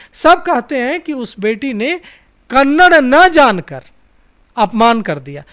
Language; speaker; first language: Hindi; native; Hindi